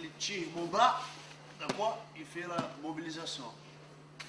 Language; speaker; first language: French; non-native, learner; Portuguese